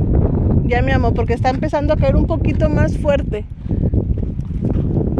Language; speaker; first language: Spanish; native; Spanish